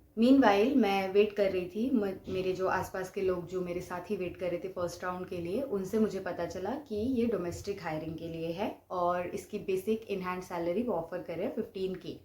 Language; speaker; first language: Hindi; non-native, local second language; Bangla